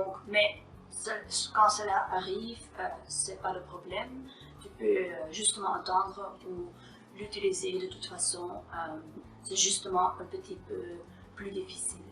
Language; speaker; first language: French; non-native, fluent; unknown